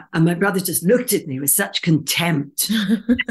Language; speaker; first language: English; native; English